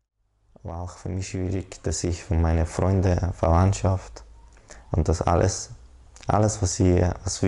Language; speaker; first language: German; non-native, learner; Persian